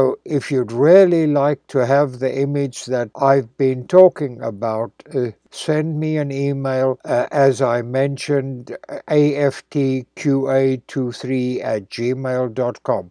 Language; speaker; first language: English; native; English